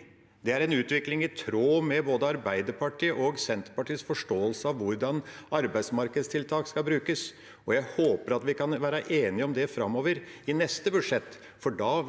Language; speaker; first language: Norwegian; native; Norwegian